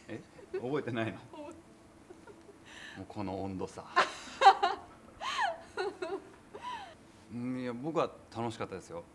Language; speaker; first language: Japanese; native; Japanese